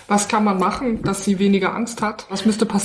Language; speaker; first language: German; native; German